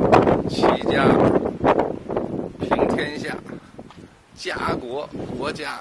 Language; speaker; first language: Chinese; native; Chinese